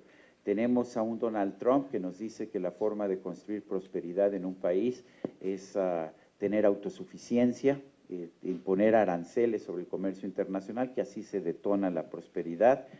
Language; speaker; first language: Spanish; native; Spanish